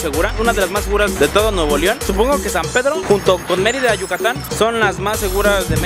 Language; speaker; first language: Spanish; native; Spanish